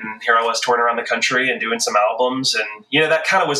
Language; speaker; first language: English; native; English